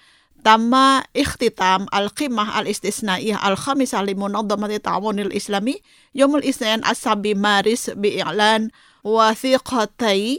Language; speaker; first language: Arabic; non-native, fluent; Indonesian